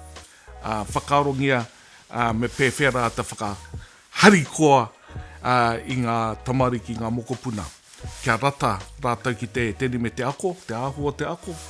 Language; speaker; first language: Māori; non-native, local second language; English